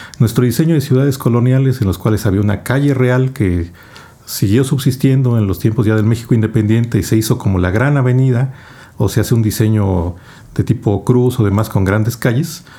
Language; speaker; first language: Spanish; native; Spanish